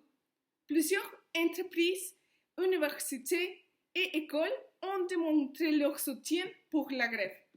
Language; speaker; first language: French; non-native, fluent; Spanish